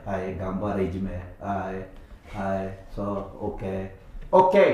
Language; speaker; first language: Japanese; non-native, learner; Turkish